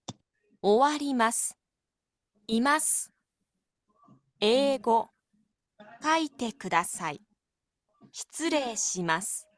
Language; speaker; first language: Japanese; non-native, learner; Filipino